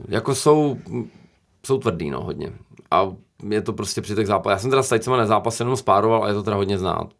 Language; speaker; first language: Czech; native; Czech